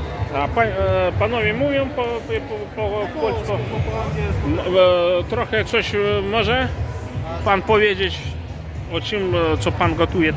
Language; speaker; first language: Polish; non-native, learner; Russian